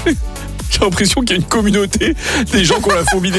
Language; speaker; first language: French; native; French